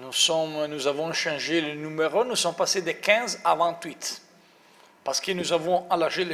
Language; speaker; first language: French; non-native, fluent; Italian